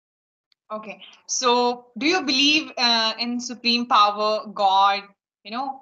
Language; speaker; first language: English; non-native, local second language; Hindi